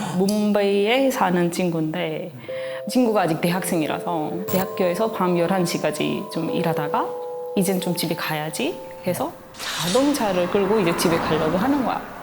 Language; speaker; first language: Korean; non-native, fluent; Hindi